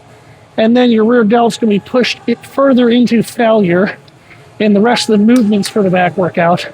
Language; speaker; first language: English; native; English